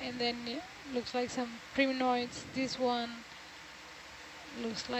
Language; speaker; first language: English; non-native, fluent; Portuguese